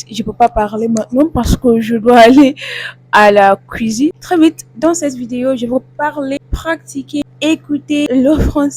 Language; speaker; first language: French; non-native, learner; English